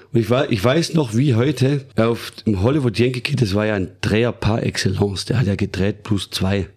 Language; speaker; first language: German; native; German